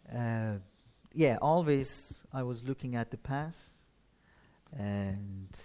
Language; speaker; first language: English; non-native, learner; Persian